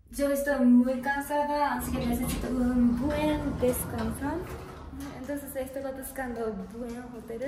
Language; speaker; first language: Spanish; non-native, fluent; Japanese